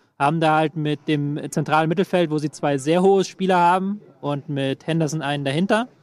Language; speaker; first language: German; native; German